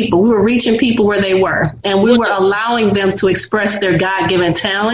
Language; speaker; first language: English; native; English